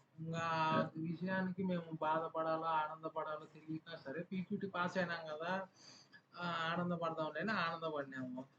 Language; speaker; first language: Telugu; native; Telugu